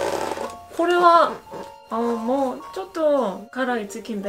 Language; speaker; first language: Japanese; non-native, learner; Korean